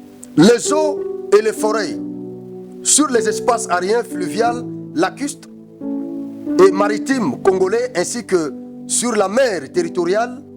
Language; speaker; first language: French; non-native, local second language; Lingala